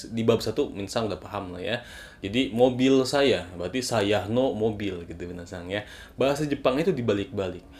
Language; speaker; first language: Indonesian; native; Indonesian